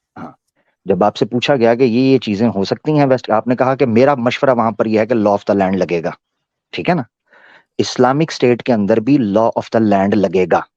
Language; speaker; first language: Urdu; native; Urdu